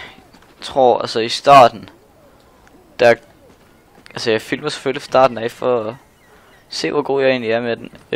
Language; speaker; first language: Danish; native; Danish